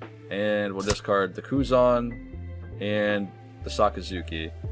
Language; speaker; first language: English; native; English